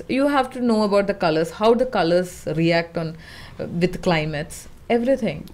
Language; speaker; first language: English; non-native, local second language; Malayalam